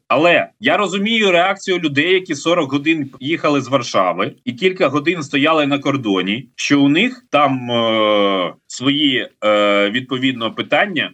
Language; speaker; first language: Ukrainian; native; Ukrainian